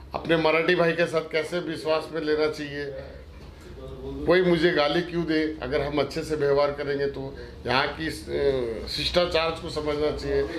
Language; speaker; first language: Hindi; native; Hindi